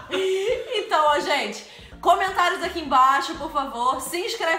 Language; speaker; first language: Portuguese; native; Portuguese